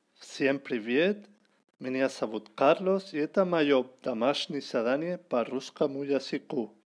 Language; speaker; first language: Russian; non-native, learner; Spanish